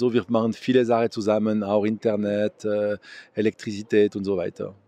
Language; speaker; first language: German; non-native, local second language; French